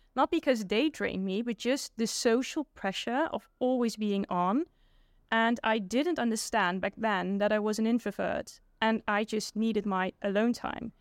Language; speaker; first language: English; non-native, fluent; Dutch